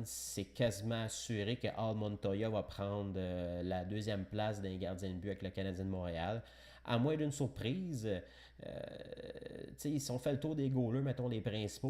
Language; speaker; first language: French; native; French